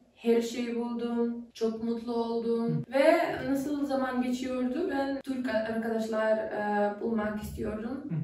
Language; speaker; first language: Turkish; non-native, learner; Macedonian